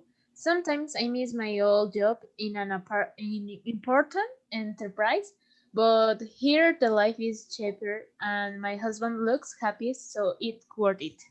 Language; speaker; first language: English; non-native, learner; Spanish